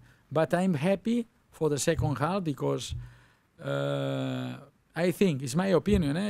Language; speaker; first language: English; non-native, learner; Catalan